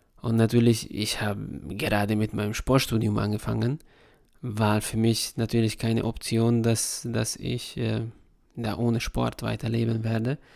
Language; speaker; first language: German; non-native, fluent; Hungarian